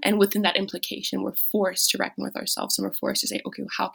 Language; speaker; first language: English; non-native, local second language; French